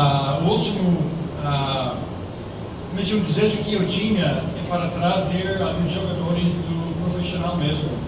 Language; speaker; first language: Portuguese; non-native, fluent; English